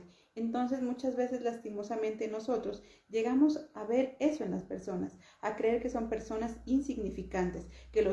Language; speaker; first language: Spanish; native; Spanish